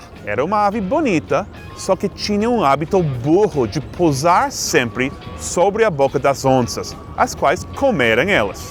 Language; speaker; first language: Portuguese; non-native, fluent; English